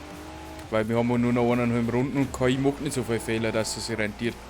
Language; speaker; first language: German; native; German